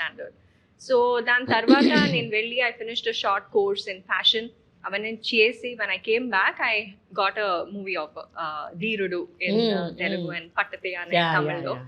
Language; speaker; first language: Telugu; non-native, local second language; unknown